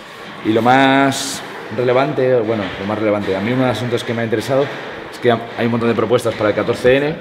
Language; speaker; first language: Spanish; native; Spanish